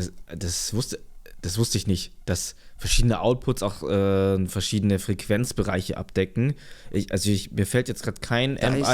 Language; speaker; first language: German; native; German